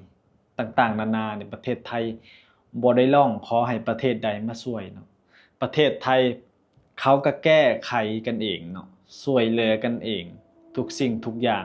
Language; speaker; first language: Thai; non-native, local second language; Lao